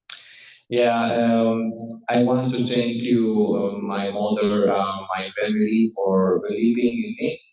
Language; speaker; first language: English; non-native, learner; Spanish